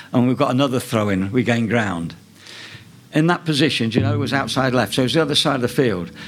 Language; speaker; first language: English; native; English